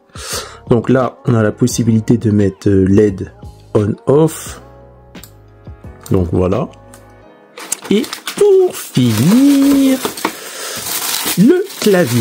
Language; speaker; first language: French; native; French